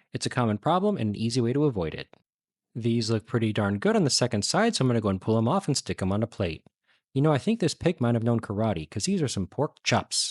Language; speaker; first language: English; native; English